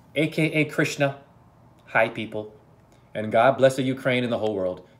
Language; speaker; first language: English; native; English